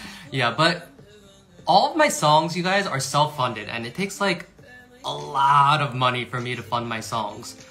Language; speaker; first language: English; early bilingual, other home language; Korean